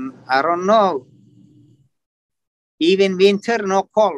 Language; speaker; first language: English; non-native, learner; Turkish